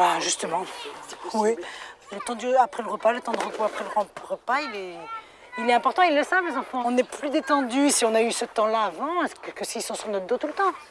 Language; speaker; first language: French; native; French